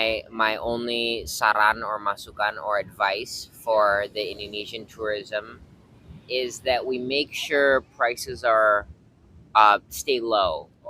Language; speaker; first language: English; early bilingual, heritage; English